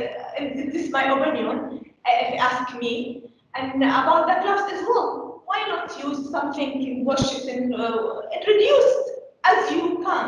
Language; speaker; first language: English; non-native, learner; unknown